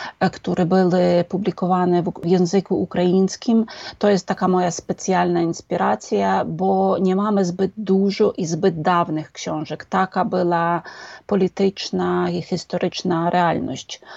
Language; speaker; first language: Polish; non-native, fluent; Ukrainian